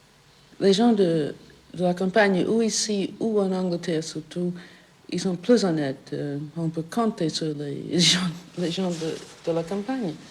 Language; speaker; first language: French; non-native, fluent; English